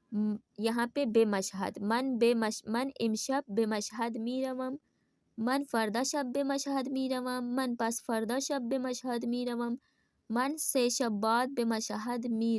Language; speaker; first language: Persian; non-native, fluent; Urdu